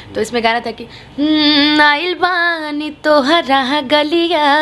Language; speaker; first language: Hindi; native; Hindi